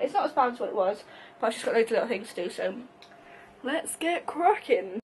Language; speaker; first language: English; native; English